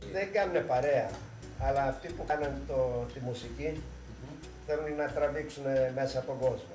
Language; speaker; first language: Greek; early bilingual, heritage; Greek